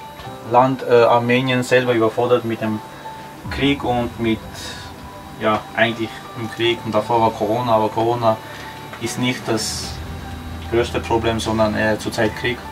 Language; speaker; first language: German; early bilingual, other home language; Armenian